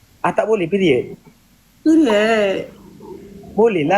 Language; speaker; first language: Malay; native; Malay